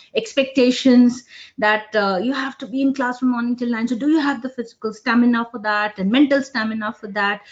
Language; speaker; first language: English; non-native, local second language; Hindi